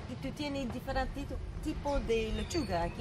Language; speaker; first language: Spanish; non-native, learner; English